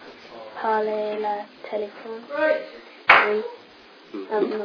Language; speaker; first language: French; non-native, learner; English